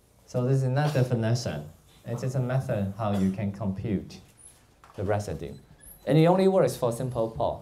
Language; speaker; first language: English; non-native, fluent; Chinese